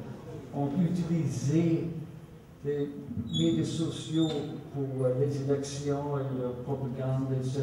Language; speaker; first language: French; non-native, fluent; Swedish